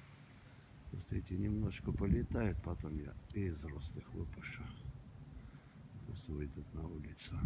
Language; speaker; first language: Russian; native; Russian